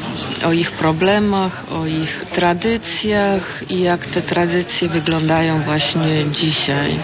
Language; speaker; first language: Polish; early bilingual, heritage; Polish